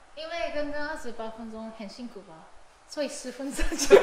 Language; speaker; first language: Chinese; non-native, learner; Japanese